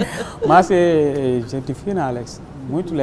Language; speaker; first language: Portuguese; non-native, learner; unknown